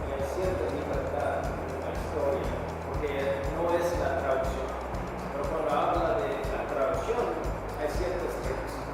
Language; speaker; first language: Spanish; non-native, fluent; English